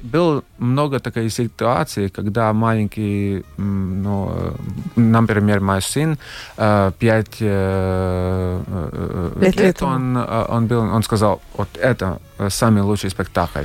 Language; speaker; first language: Russian; non-native, local second language; Latvian